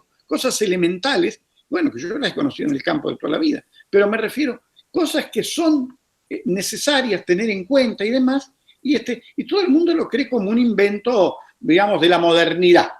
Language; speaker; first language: Spanish; native; Spanish